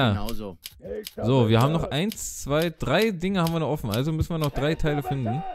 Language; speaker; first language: German; native; German